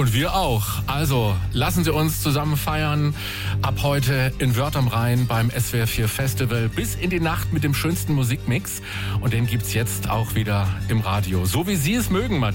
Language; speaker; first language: German; native; German